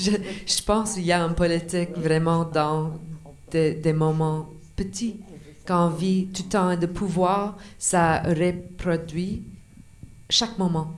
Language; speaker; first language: French; non-native, local second language; English